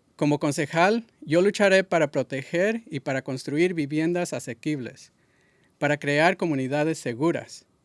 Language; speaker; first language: Spanish; early bilingual, other home language; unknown